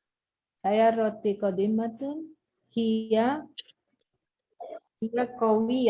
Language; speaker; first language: Arabic; non-native, learner; Indonesian